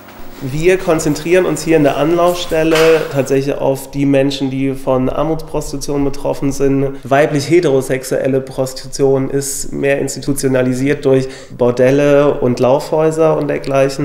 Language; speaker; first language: German; native; German